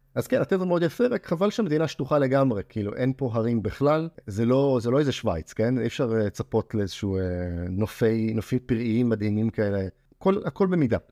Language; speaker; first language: Hebrew; native; Hebrew